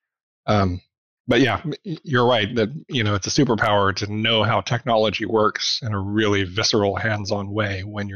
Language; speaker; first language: English; native; English